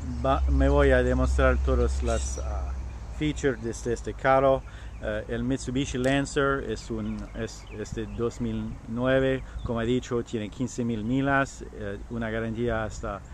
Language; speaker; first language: Spanish; non-native, learner; French